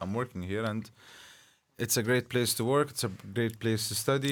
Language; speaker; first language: English; non-native, fluent; Arabic